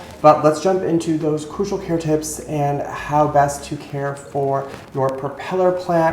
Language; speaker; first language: English; native; English